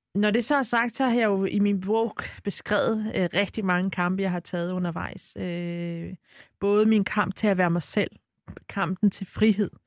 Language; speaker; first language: Danish; early bilingual, other home language; Arabic